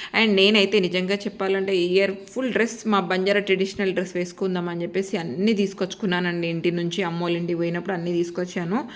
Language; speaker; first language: Telugu; non-native, local second language; Lambadi